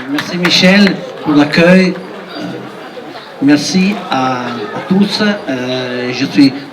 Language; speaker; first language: French; non-native, learner; Italian